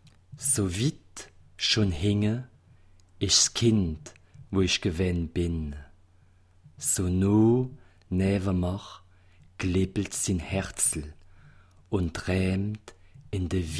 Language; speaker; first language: German; native; German